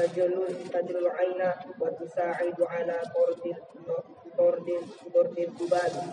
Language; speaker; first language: Arabic; non-native, learner; Indonesian